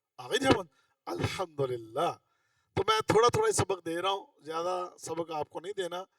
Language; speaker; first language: Urdu; non-native, local second language; Punjabi